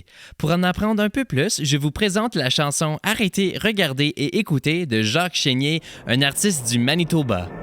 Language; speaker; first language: French; native; French